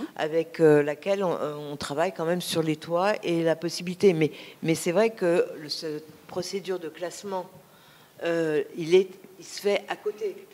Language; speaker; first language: French; native; French